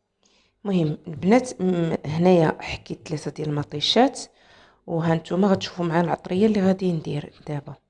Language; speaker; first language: Arabic; native; Arabic